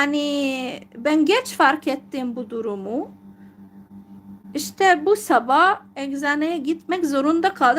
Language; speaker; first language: Turkish; non-native, fluent; Hungarian